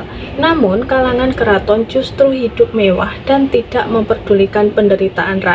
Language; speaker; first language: Indonesian; native; Indonesian